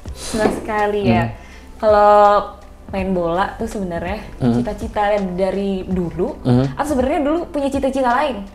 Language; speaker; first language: Indonesian; native; Indonesian